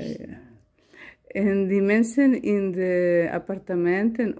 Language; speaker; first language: Dutch; non-native, learner; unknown